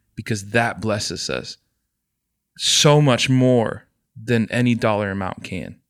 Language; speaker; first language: English; native; English